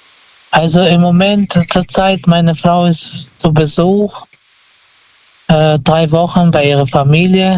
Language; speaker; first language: German; non-native, fluent; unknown